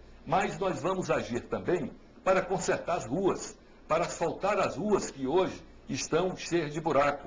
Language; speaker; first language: Portuguese; native; Portuguese